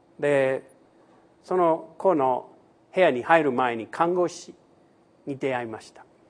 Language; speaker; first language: Japanese; non-native, fluent; English